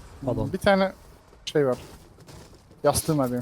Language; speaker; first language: Turkish; native; Turkish